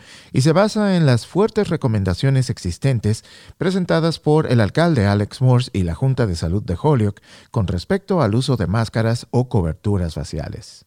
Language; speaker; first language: Spanish; native; Spanish